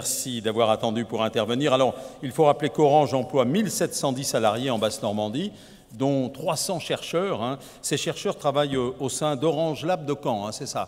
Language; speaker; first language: French; native; French